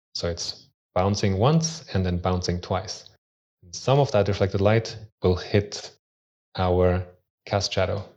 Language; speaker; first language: English; early bilingual, other home language; Swiss German